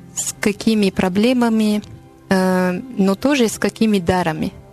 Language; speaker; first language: Russian; non-native, learner; French